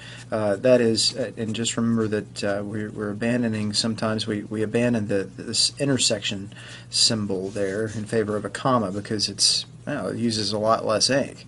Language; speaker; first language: English; native; English